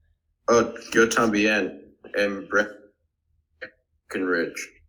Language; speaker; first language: Spanish; non-native, learner; English